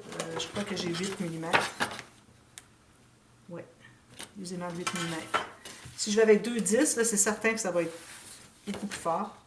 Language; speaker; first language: French; native; French